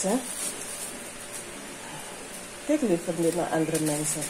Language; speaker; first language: Dutch; non-native, local second language; Javanese